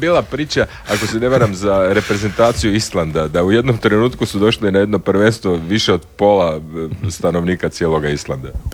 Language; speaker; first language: Serbian; native; Serbian